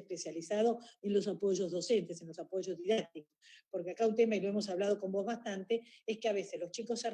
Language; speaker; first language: Spanish; native; Spanish